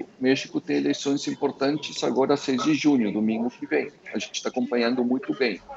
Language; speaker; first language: Portuguese; early bilingual, other home language; Spanish